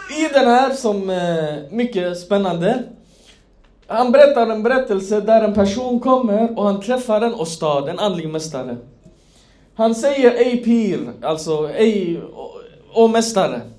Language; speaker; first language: Swedish; non-native, fluent; Persian